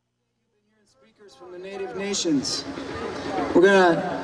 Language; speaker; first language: English; native; English